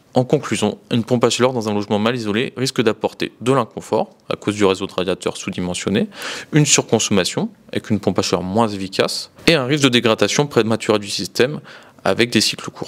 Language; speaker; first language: French; native; French